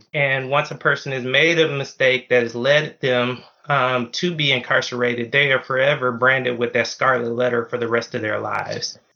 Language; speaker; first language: English; native; English